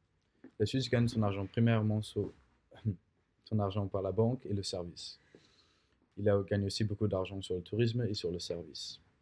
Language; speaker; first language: French; non-native, learner; Danish